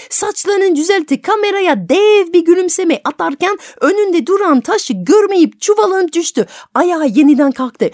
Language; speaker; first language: Turkish; non-native, fluent; French